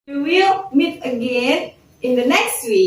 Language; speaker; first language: English; non-native, learner; Indonesian